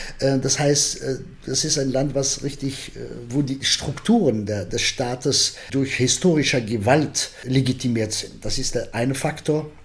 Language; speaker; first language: German; non-native, fluent; Arabic